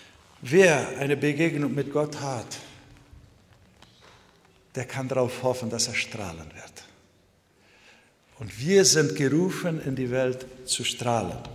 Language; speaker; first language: German; non-native, fluent; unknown